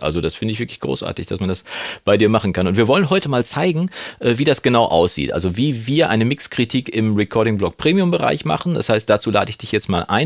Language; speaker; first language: German; native; German